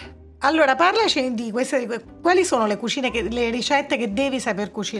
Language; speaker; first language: Italian; native; Italian